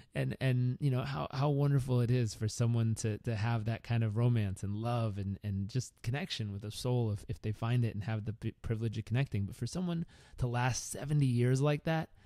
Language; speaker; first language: English; native; English